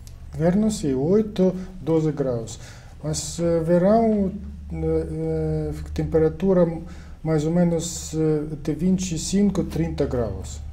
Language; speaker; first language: Portuguese; non-native, learner; Ukrainian